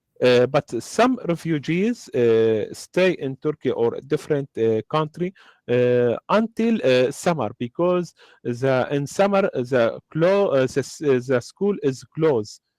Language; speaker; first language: English; non-native, learner; Arabic